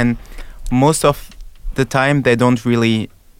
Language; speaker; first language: English; non-native, fluent; French